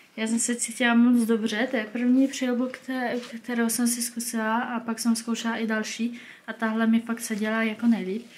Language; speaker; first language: Czech; early bilingual, heritage; Czech